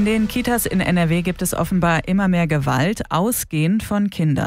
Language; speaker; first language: German; native; German